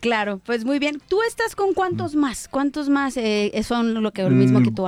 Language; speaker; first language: Spanish; native; Spanish